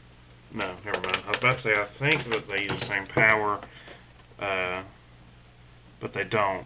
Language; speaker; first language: English; native; English